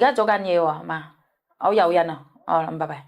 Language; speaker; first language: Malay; non-native, local second language; Javanese